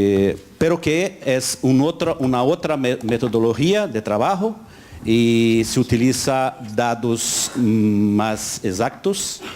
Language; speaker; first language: Spanish; non-native, learner; Portuguese